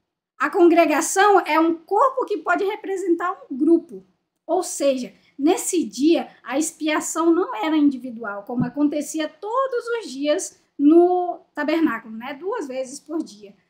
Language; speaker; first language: Portuguese; native; Portuguese